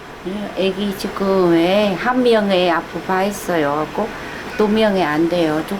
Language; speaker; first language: Korean; non-native, learner; Vietnamese